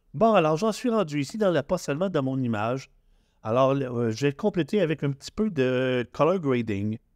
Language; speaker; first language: French; native; French